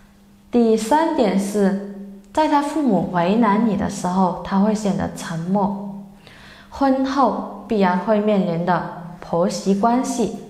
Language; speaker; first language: Chinese; native; Chinese